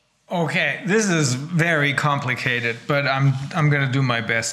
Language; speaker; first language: English; non-native, fluent; German